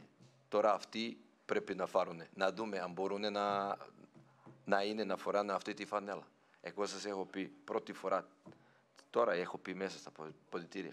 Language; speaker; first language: Greek; non-native, fluent; Serbian